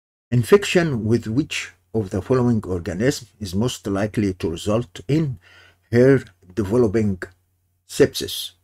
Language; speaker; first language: English; non-native, fluent; Arabic